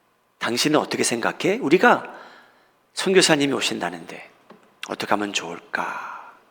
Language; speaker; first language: Korean; native; Korean